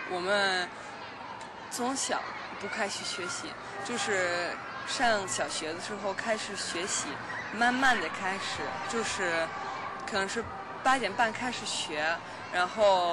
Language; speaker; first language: Chinese; non-native, learner; Danish